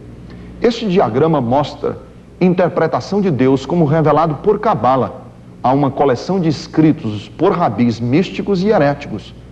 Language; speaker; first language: Portuguese; native; Portuguese